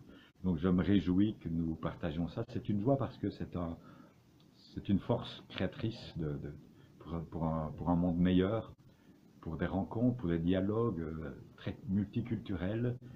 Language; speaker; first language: French; native; French